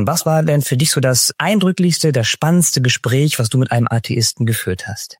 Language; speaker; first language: German; native; German